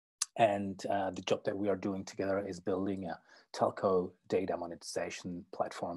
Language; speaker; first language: English; non-native, fluent; Czech